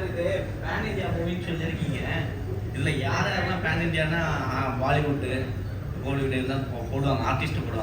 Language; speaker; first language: Tamil; native; Tamil